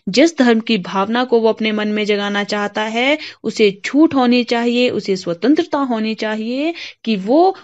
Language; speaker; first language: Hindi; native; Hindi